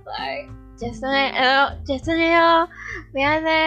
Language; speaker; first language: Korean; non-native, learner; English